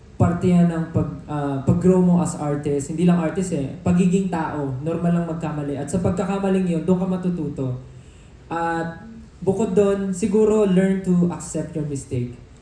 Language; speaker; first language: Filipino; native; Filipino